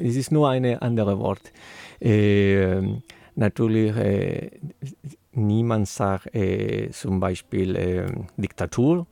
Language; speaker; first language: German; non-native, learner; Spanish